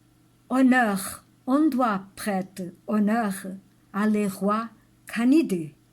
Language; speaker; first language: French; non-native, learner; Portuguese